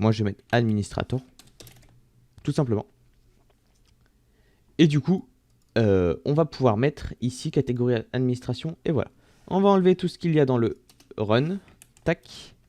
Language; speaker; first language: French; native; French